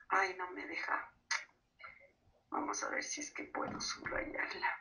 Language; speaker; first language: Spanish; native; Spanish